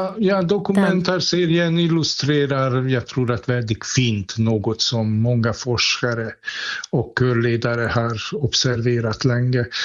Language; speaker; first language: Swedish; non-native, fluent; Hungarian